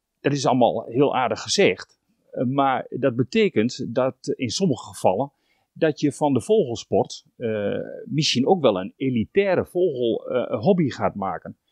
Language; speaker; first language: Dutch; native; Dutch